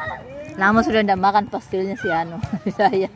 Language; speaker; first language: Malay; native; Malay